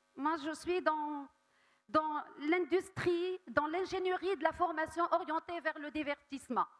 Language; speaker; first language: French; non-native, local second language; Arabic